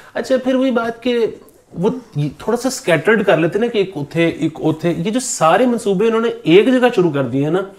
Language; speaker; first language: Urdu; native; Urdu